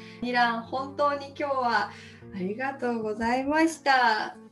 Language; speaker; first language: Japanese; native; Japanese